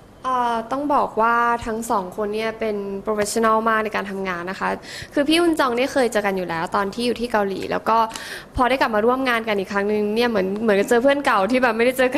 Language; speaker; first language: Thai; native; Thai